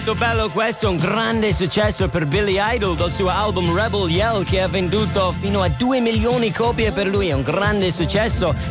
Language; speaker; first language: Italian; non-native, fluent; English